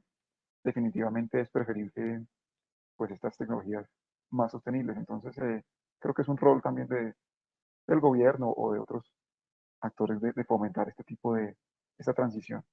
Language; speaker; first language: Spanish; native; Spanish